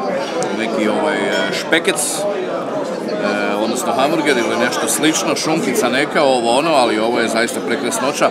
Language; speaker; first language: Croatian; native; Croatian